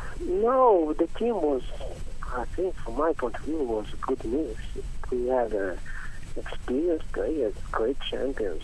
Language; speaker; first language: English; non-native, learner; Italian